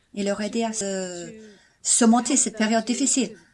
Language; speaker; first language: French; non-native, fluent; Cantonese